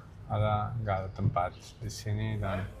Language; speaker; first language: Indonesian; non-native, learner; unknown